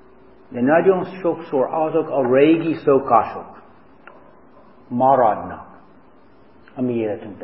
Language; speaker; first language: Hungarian; non-native, fluent; English